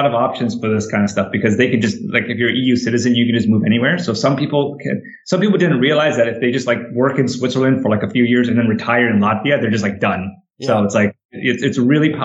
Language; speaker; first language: English; native; English